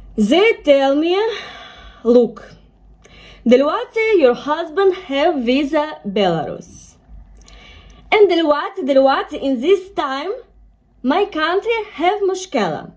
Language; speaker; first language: English; non-native, learner; Russian